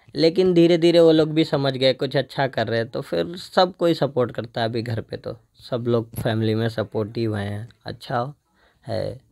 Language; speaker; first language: Hindi; native; Hindi